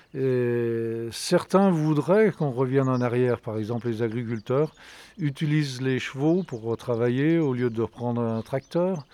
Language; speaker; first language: French; native; French